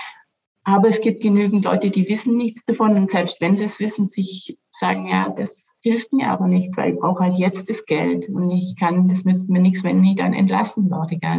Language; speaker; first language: German; native; German